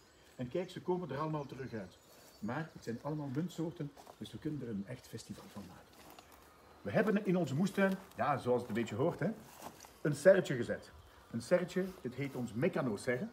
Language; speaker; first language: Dutch; native; Dutch